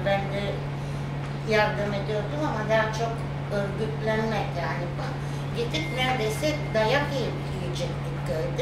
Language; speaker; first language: Turkish; non-native, fluent; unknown